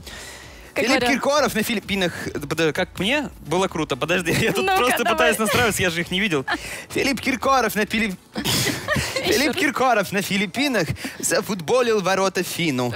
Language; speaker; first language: Russian; native; Russian